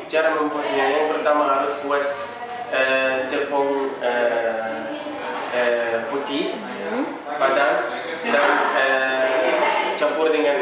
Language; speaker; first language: Indonesian; non-native, learner; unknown